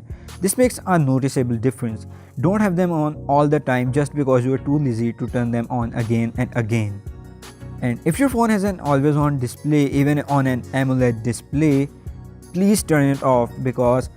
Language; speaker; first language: English; non-native, local second language; Urdu